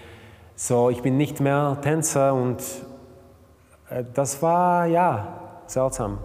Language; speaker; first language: German; non-native, fluent; Slovak